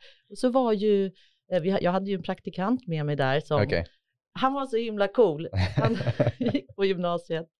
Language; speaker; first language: Swedish; native; Swedish